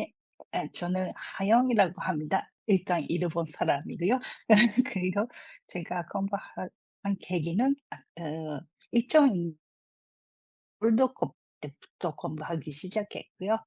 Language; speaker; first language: Korean; non-native, fluent; Japanese